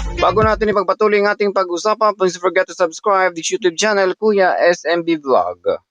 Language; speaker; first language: Filipino; non-native, local second language; Cebuano